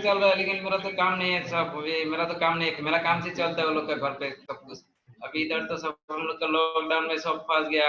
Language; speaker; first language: Hindi; non-native, local second language; Bangla